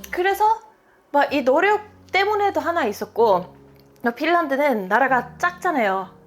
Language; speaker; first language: Korean; non-native, fluent; Finnish